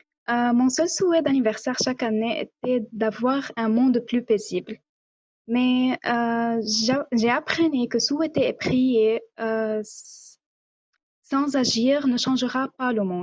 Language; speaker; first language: French; non-native, local second language; Arabic